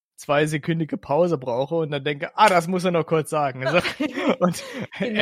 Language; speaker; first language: German; early bilingual, other home language; Slovak